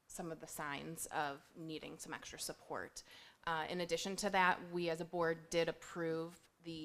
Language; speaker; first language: English; native; English